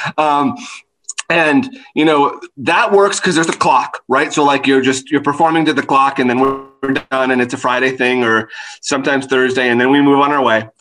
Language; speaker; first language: English; native; English